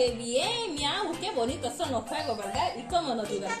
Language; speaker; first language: Spanish; native; Spanish